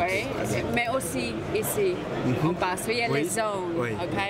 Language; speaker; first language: French; non-native, fluent; English